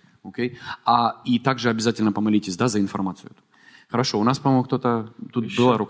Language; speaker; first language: Russian; native; Russian